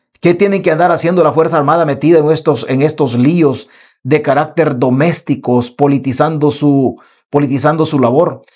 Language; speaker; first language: Spanish; native; Spanish